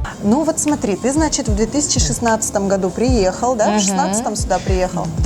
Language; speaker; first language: Russian; native; Russian